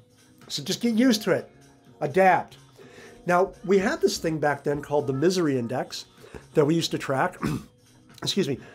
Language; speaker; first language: English; native; English